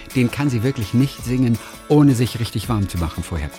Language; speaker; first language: German; native; German